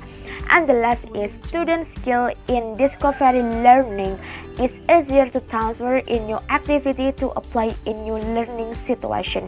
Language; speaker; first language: English; non-native, learner; Indonesian